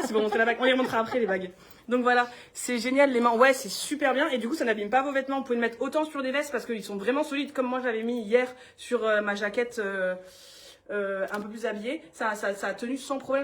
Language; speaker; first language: French; native; French